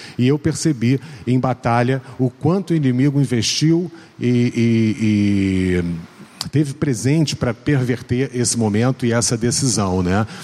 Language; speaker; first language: Portuguese; native; Portuguese